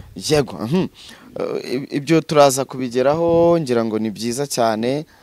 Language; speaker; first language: Kinyarwanda; native; Kinyarwanda